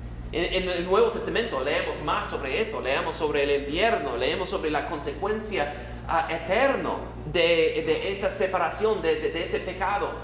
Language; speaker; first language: Spanish; non-native, fluent; English